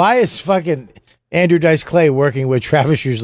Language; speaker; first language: English; native; English